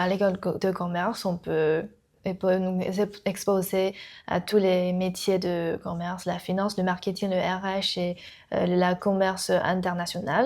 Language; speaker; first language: French; non-native, learner; Chinese